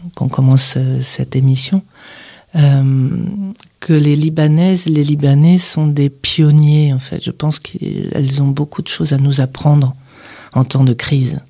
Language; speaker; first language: French; non-native, local second language; Arabic